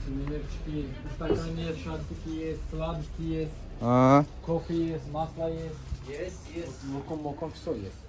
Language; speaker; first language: Russian; non-native, learner; Turkish